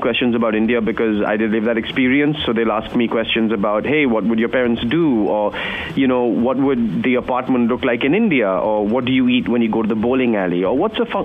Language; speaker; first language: English; non-native, local second language; Hindi